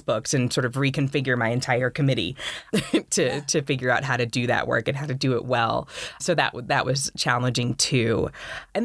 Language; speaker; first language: English; native; English